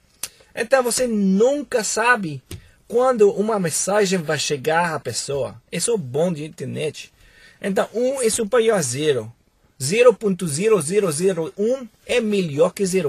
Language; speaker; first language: Portuguese; non-native, fluent; Spanish